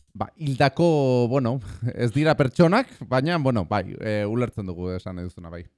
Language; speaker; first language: Basque; non-native, fluent; Spanish